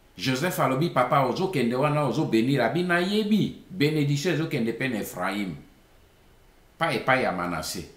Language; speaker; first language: Lingala; non-native, local second language; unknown